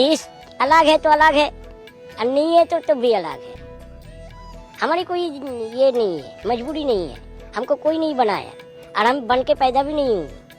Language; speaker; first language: Hindi; non-native, local second language; Assamese